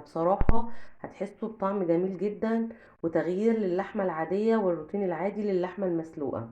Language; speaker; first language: Arabic; native; Arabic